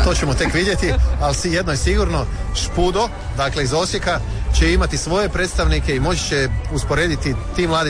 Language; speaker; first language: Serbian; native; Serbian